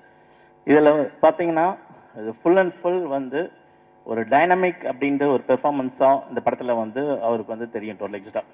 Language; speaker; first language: Tamil; native; Tamil